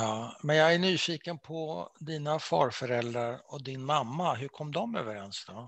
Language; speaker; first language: Swedish; native; Swedish